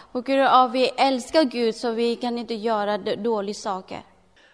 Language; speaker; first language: Swedish; non-native, learner; Thai